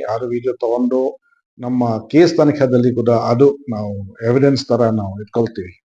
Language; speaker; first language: Kannada; non-native, learner; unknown